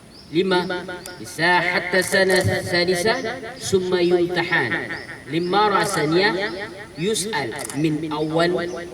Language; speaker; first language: Arabic; non-native, fluent; Indonesian